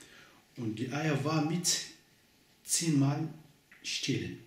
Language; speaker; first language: German; non-native, learner; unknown